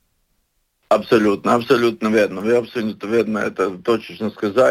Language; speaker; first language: Russian; non-native, local second language; Latvian